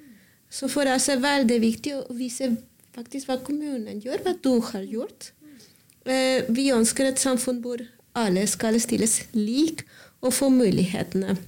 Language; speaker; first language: Norwegian; non-native, learner; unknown